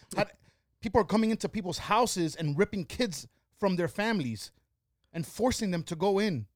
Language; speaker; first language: English; early bilingual, other home language; Spanish